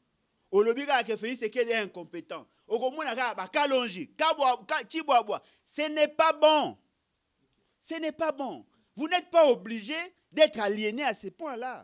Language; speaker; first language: French; non-native, local second language; Lingala